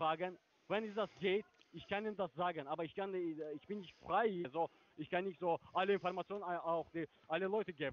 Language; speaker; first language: German; non-native, learner; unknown